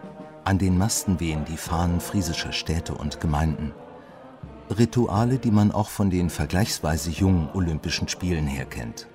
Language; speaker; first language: German; native; German